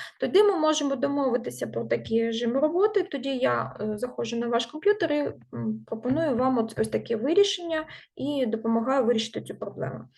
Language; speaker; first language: Ukrainian; non-native, local second language; Russian